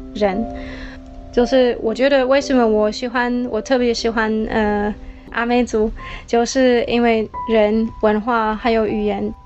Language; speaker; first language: Chinese; non-native, fluent; German